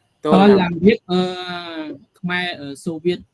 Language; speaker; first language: Vietnamese; non-native, learner; Khmer